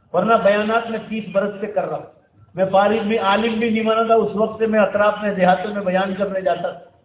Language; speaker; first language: Urdu; non-native, local second language; Gujarati